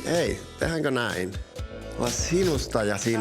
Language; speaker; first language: Finnish; native; Finnish